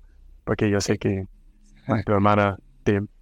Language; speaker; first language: Spanish; non-native, fluent; English